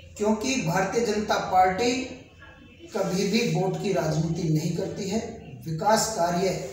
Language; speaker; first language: Hindi; native; Hindi